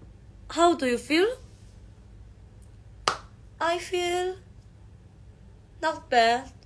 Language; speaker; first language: English; non-native, learner; Korean